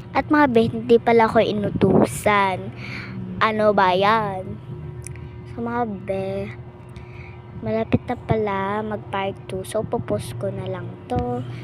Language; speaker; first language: Filipino; non-native, local second language; Cebuano